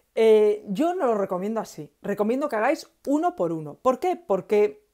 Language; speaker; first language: Spanish; native; Spanish